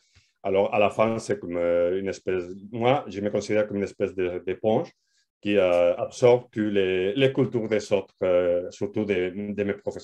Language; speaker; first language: French; non-native, fluent; Spanish